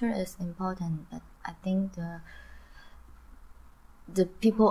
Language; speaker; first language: English; non-native, learner; Chinese